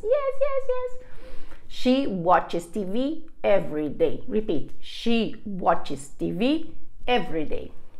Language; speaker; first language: English; non-native, fluent; Portuguese